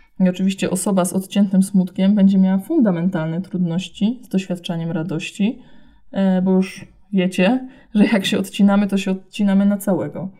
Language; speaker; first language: Polish; native; Polish